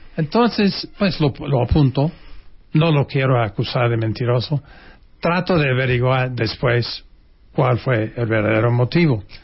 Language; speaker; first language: Spanish; non-native, fluent; English